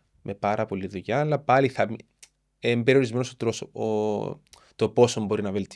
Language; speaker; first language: Greek; native; Greek